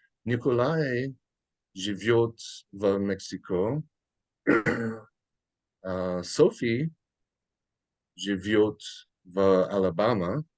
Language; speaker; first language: Russian; non-native, learner; English